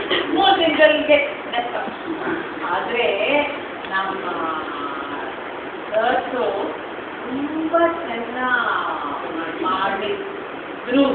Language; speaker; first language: Kannada; non-native, learner; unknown